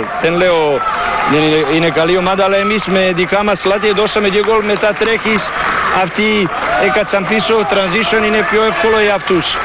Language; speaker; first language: Greek; non-native, learner; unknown